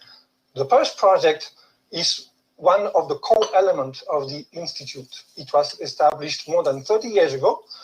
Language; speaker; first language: English; non-native, fluent; French